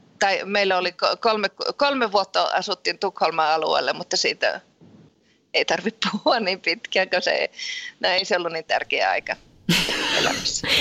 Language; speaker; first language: Finnish; early bilingual, heritage; Finnish